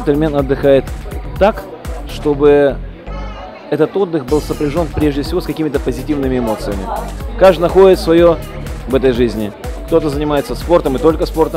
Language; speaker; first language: Russian; native; Russian